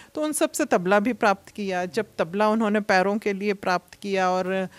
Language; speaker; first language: Hindi; native; Hindi